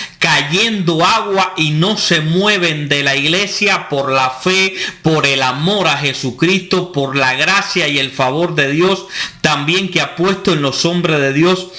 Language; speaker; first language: Spanish; native; Spanish